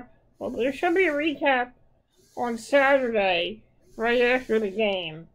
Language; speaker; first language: English; native; English